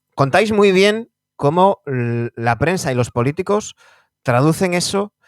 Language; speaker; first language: Spanish; native; Spanish